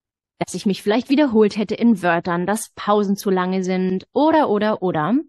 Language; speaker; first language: German; native; German